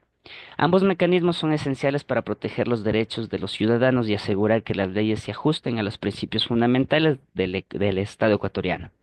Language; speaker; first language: Spanish; native; Spanish